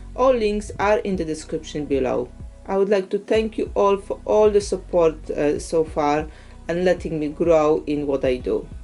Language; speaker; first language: English; non-native, fluent; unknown